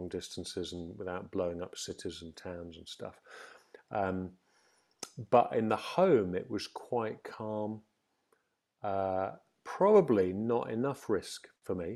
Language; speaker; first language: English; native; English